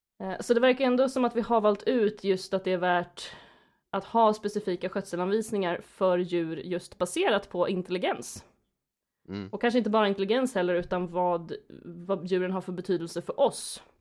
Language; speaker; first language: Swedish; native; Swedish